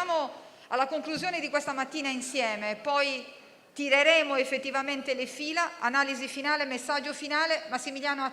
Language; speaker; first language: Italian; native; Italian